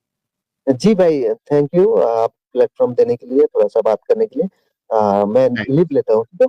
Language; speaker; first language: Hindi; non-native, local second language; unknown